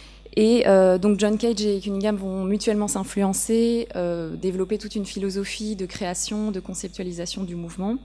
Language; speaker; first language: French; native; French